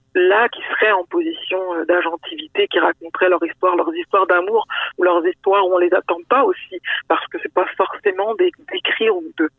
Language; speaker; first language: French; native; French